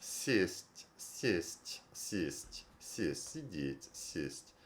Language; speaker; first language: Russian; non-native, learner; English